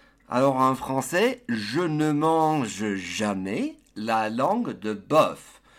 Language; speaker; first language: French; non-native, fluent; English